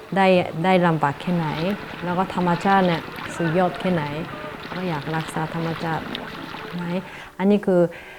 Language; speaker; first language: Thai; non-native, fluent; Japanese